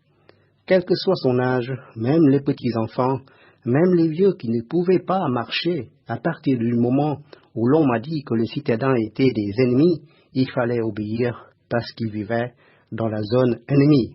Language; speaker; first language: French; non-native, fluent; Khmer